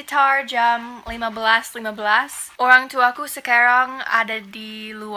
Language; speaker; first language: Indonesian; non-native, fluent; English